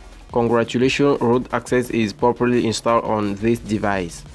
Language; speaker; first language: English; non-native, learner; French